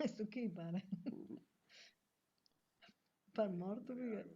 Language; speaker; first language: Italian; native; Italian